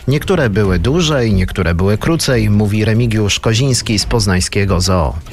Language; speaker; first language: Polish; native; Polish